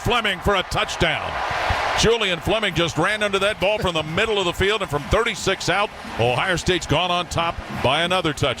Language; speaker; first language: English; native; English